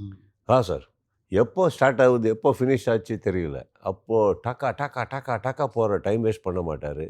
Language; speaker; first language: Tamil; non-native, learner; Kannada